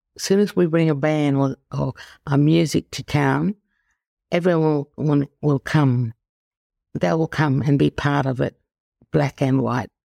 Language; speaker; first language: English; native; English